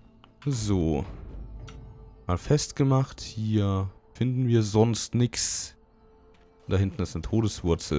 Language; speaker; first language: German; native; German